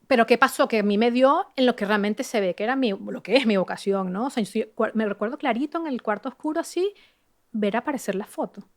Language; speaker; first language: Spanish; native; Spanish